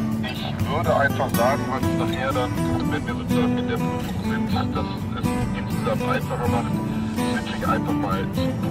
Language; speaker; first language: German; native; German